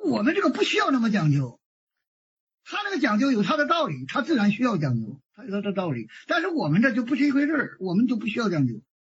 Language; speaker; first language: Chinese; native; Chinese